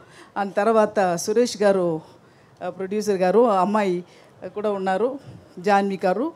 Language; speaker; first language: Telugu; non-native, learner; Tamil